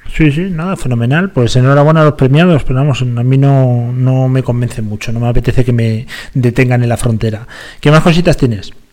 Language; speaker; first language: Spanish; native; Spanish